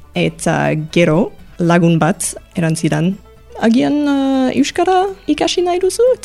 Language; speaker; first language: Basque; non-native, learner; English